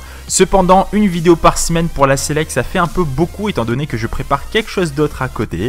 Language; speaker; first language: French; native; French